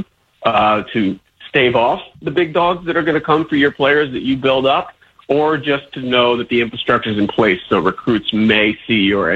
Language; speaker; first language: English; native; English